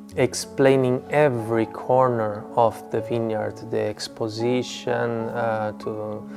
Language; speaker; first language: English; non-native, fluent; Portuguese